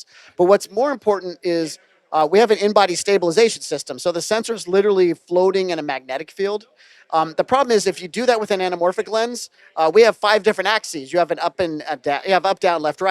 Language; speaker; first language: English; native; English